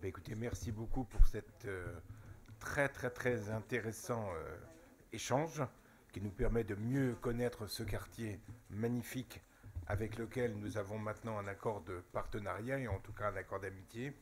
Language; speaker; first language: French; native; French